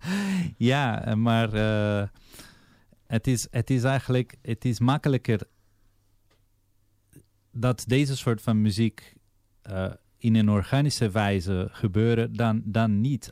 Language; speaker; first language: Dutch; non-native, fluent; Portuguese